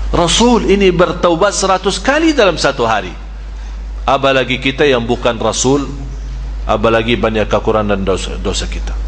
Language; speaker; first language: Indonesian; non-native, fluent; Arabic